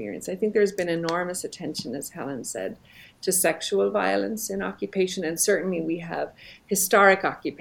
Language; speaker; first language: English; native; English